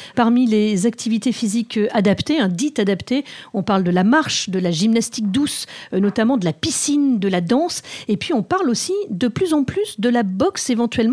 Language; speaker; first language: French; native; French